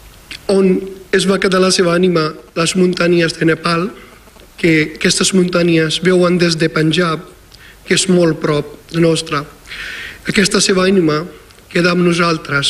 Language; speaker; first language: Catalan; non-native, fluent; Punjabi